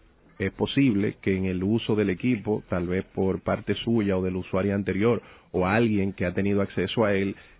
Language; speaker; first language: Spanish; native; Spanish